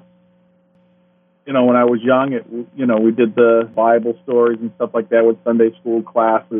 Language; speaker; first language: English; native; English